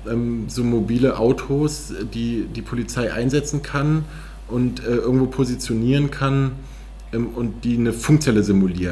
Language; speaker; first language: German; native; German